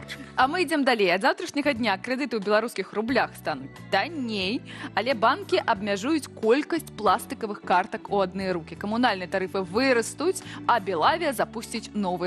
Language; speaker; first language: Belarusian; native; Belarusian